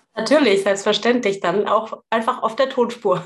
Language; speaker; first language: German; native; German